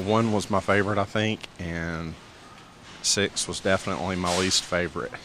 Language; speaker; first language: English; native; English